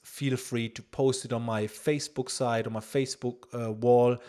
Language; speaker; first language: English; non-native, fluent; German